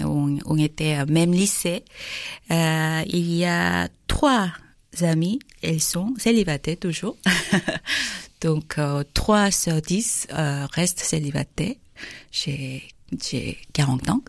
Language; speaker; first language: French; non-native, fluent; Korean